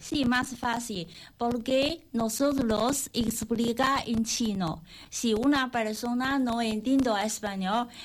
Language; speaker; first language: Spanish; non-native, learner; Chinese